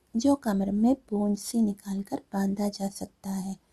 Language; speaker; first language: Hindi; non-native, local second language; Malayalam